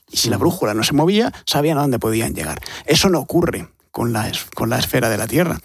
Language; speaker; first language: Spanish; native; Spanish